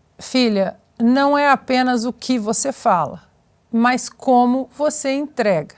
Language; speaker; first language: Portuguese; native; Portuguese